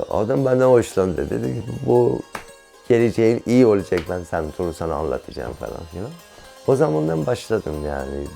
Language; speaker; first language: Turkish; non-native, learner; Persian